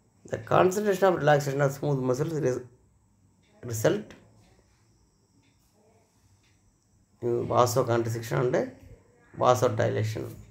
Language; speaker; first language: English; non-native, local second language; Tamil